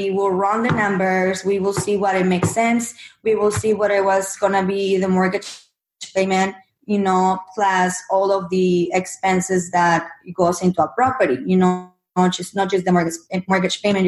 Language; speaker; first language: English; non-native, fluent; Spanish